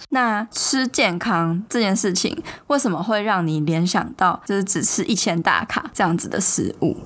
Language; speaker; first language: Chinese; native; Chinese